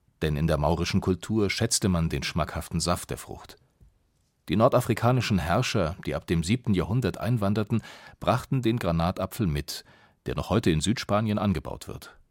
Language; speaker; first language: German; native; German